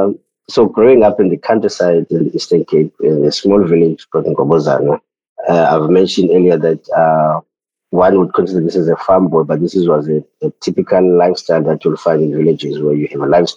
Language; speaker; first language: English; non-native, local second language; Xhosa